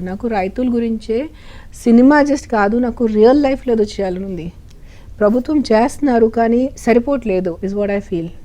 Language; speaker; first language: Telugu; non-native, fluent; Marathi